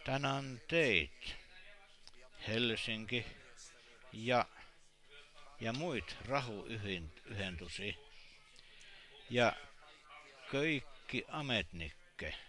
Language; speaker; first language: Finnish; non-native, learner; Estonian